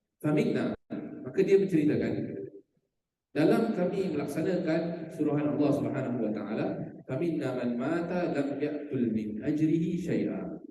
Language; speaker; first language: Malay; native; Malay